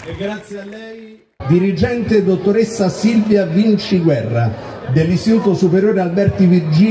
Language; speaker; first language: Italian; native; Italian